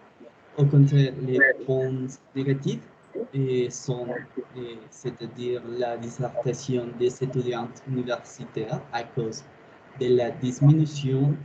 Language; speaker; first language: French; non-native, learner; Spanish